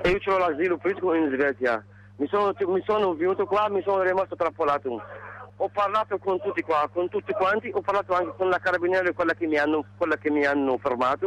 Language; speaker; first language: Italian; non-native, learner; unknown